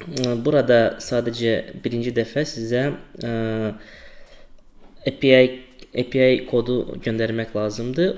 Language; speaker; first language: Turkish; non-native, learner; Azerbaijani